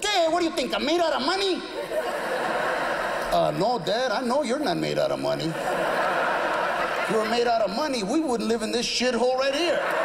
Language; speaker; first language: English; early bilingual, other home language; Spanish